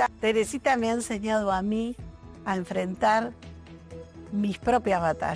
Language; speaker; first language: Spanish; native; Spanish